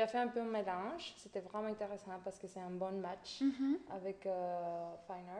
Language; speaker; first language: French; non-native, fluent; Spanish